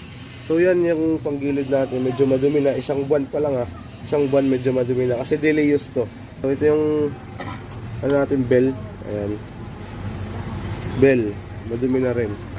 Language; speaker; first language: Filipino; native; Filipino